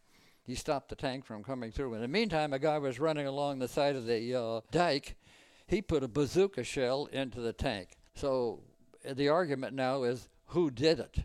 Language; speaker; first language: English; native; English